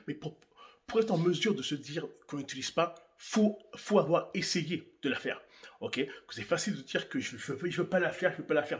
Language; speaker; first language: French; native; French